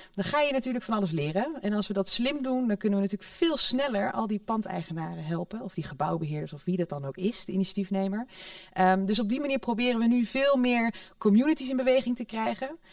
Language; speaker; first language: Dutch; native; Dutch